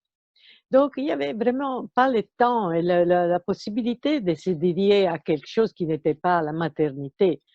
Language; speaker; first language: French; non-native, fluent; Italian